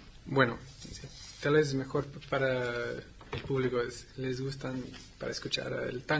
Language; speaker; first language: Spanish; non-native, learner; English